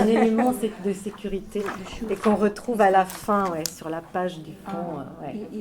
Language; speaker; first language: French; native; French